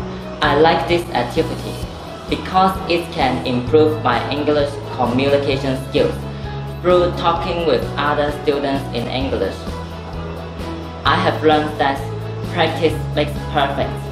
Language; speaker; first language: English; non-native, learner; Chinese